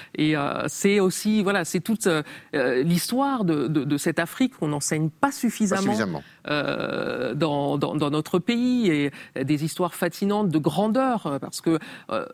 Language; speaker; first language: French; native; French